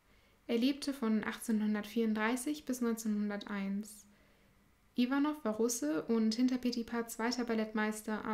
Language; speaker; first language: German; native; German